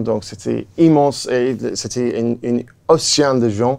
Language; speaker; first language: French; non-native, fluent; English